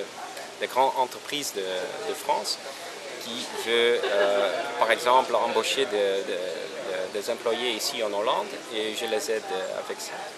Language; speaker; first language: French; non-native, fluent; Dutch